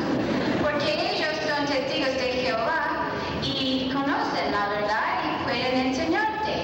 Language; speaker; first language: Spanish; non-native, fluent; English